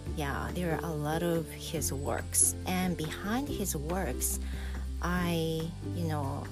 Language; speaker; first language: English; non-native, fluent; Japanese